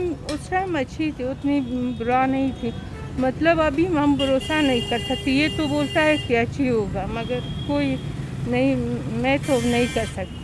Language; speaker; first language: Hindi; non-native, learner; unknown